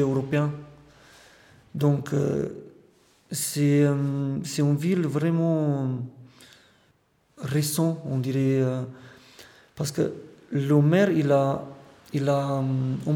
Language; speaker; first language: French; non-native, fluent; Romanian